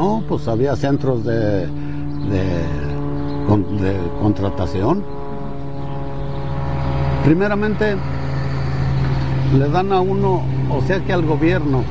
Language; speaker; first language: Spanish; native; Spanish